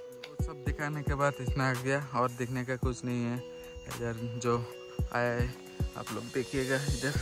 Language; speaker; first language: Hindi; non-native, local second language; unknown